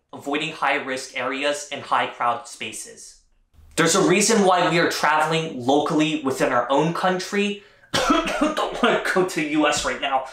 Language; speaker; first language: English; native; English